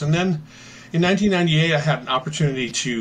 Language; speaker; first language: English; native; English